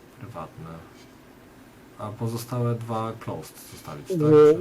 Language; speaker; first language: Polish; native; Polish